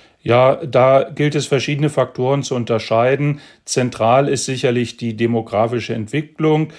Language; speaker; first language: German; native; German